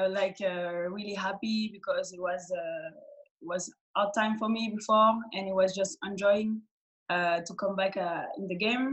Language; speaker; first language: English; non-native, fluent; French